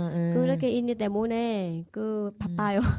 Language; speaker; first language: Korean; non-native, learner; Vietnamese